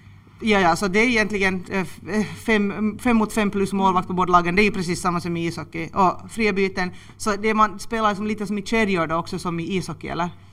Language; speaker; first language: Swedish; native; Swedish